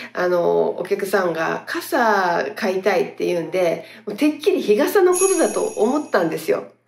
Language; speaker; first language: Japanese; native; Japanese